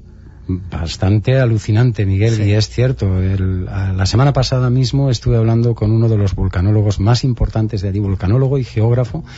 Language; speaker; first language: Spanish; native; Spanish